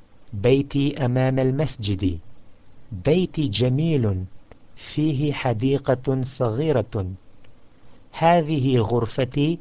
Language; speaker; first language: Arabic; non-native, fluent; English